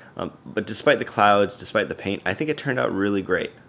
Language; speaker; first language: English; native; English